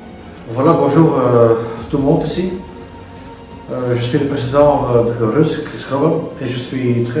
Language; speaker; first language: French; non-native, local second language; Dutch